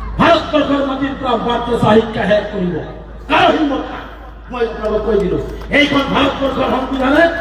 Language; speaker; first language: Assamese; non-native, local second language; Bangla